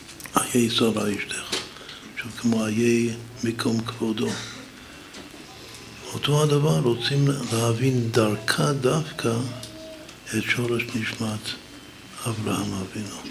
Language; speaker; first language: Hebrew; non-native, fluent; English